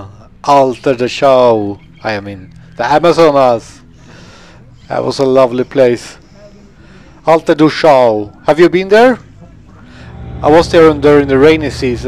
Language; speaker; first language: English; non-native, fluent; Swedish